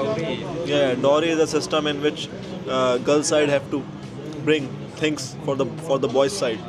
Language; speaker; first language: English; non-native, local second language; Hindi